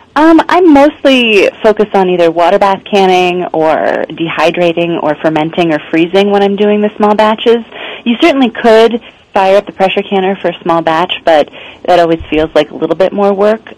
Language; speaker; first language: English; native; English